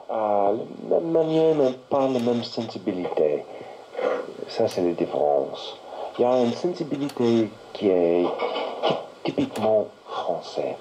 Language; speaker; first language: French; non-native, learner; English